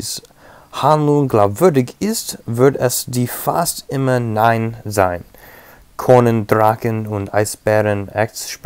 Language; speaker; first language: German; non-native, learner; English